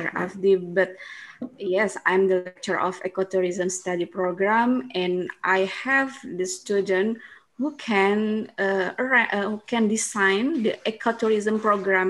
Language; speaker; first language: English; non-native, learner; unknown